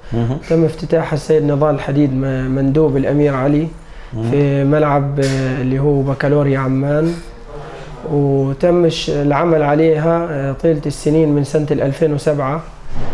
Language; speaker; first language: Arabic; native; Arabic